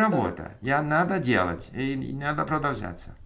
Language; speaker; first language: Russian; non-native, learner; English